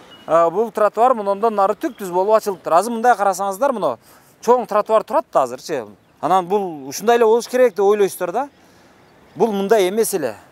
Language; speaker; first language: Kyrgyz; native; Kyrgyz